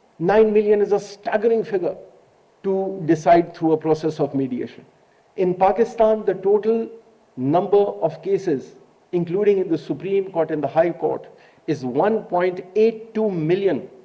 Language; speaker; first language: English; non-native, local second language; Urdu